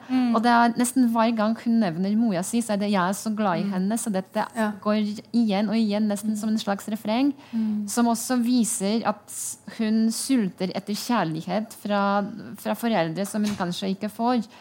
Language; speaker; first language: Norwegian; non-native, fluent; Polish